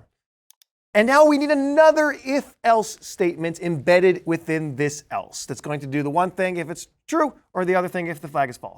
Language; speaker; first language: English; native; English